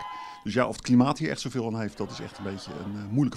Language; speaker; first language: Dutch; native; Dutch